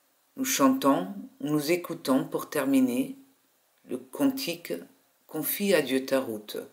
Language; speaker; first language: French; native; French